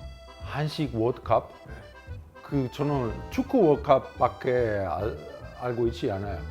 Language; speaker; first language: Korean; non-native, learner; Italian